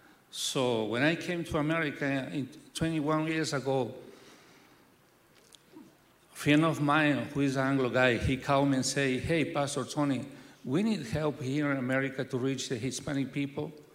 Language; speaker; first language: English; non-native, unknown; Spanish